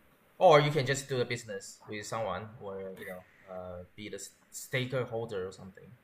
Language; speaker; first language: English; non-native, learner; Chinese